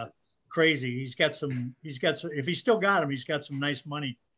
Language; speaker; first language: English; native; English